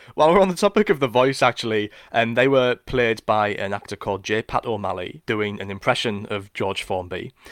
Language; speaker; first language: English; native; English